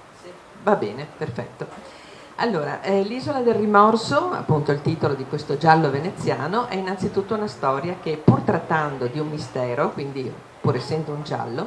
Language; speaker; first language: Italian; native; Italian